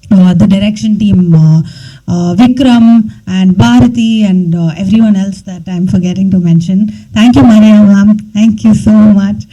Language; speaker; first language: English; non-native, local second language; Tamil